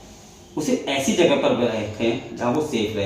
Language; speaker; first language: Hindi; native; Hindi